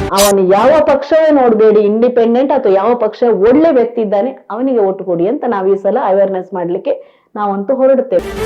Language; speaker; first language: Kannada; native; Kannada